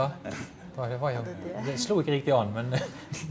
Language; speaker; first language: Norwegian; native; Norwegian